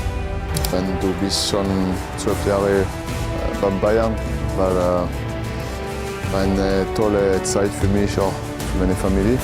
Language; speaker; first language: German; non-native, fluent; French